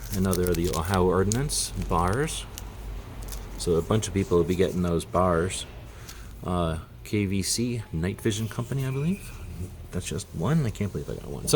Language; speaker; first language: English; native; English